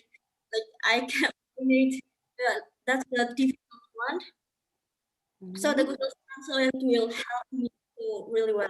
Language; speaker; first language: English; non-native, learner; Indonesian